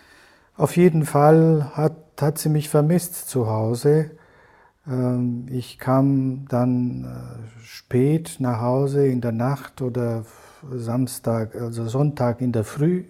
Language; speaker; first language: German; non-native, fluent; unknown